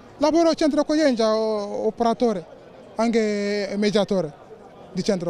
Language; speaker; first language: Italian; non-native, learner; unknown